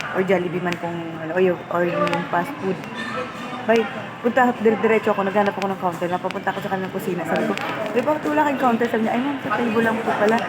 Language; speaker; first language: Filipino; native; Filipino